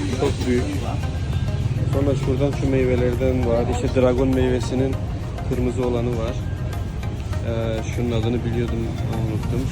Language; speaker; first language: Turkish; native; Turkish